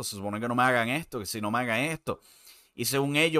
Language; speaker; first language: Spanish; native; Spanish